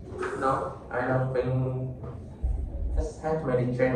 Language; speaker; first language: English; non-native, learner; Vietnamese